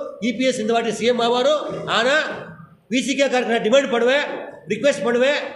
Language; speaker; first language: Tamil; non-native, learner; Kannada